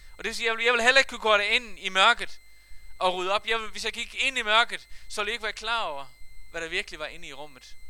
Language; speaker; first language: Danish; non-native, fluent; Faroese